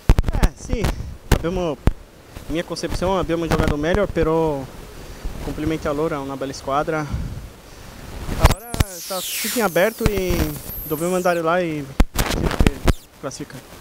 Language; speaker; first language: Italian; non-native, learner; Portuguese